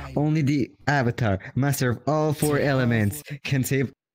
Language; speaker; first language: English; non-native, learner; Spanish